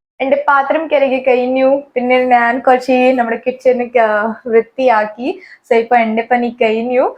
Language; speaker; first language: Malayalam; early bilingual, heritage; Malayalam